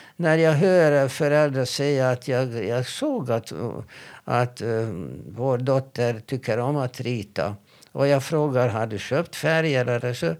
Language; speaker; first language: Swedish; non-native, fluent; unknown